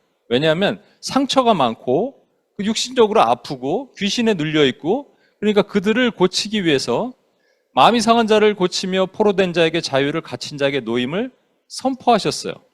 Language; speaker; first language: Korean; native; Korean